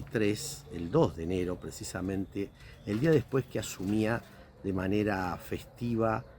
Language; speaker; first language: Spanish; native; Spanish